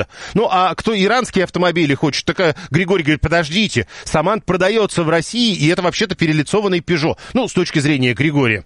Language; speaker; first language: Russian; native; Russian